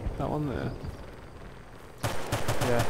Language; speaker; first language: English; native; English